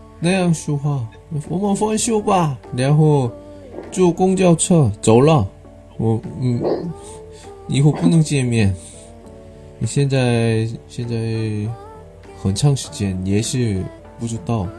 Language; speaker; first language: Chinese; non-native, learner; Korean